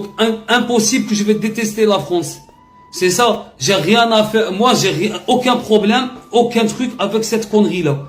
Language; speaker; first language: French; non-native, learner; Arabic